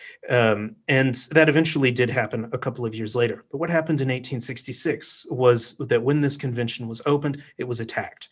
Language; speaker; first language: English; native; English